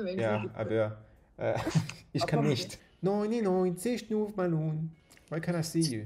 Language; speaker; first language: German; non-native, learner; French